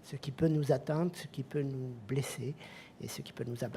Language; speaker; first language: French; native; French